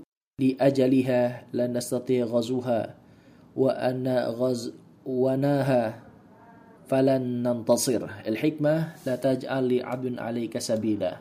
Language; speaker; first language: Arabic; non-native, fluent; Indonesian